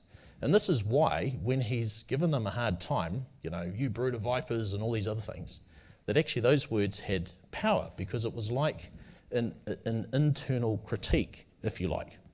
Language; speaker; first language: English; native; English